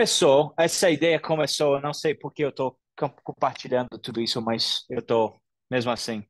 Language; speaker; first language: Portuguese; non-native, fluent; English